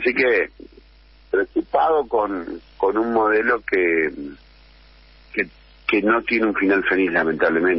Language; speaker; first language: Spanish; native; Spanish